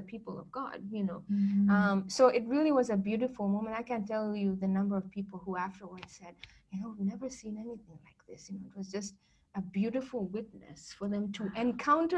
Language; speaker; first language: English; non-native, local second language; Kikuyu